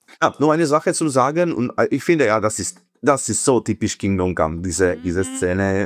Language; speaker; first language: German; non-native, fluent; Czech